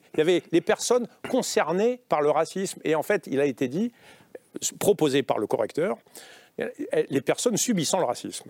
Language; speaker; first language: French; native; French